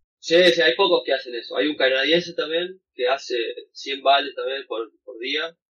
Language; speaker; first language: Spanish; native; Spanish